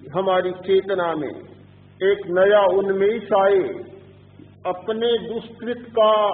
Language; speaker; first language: Hindi; native; Hindi